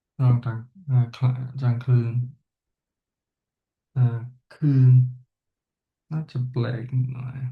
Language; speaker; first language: Thai; non-native, learner; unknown